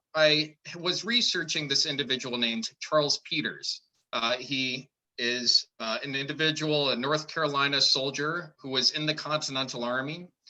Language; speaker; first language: English; native; English